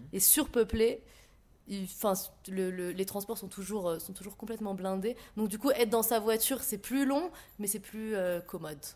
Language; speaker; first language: French; native; French